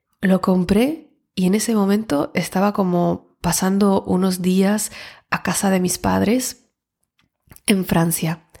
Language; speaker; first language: Spanish; non-native, fluent; French